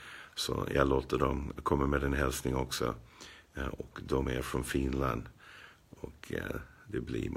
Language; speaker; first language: Swedish; non-native, fluent; English